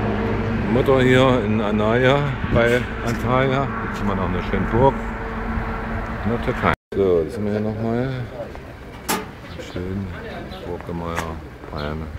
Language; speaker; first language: German; native; German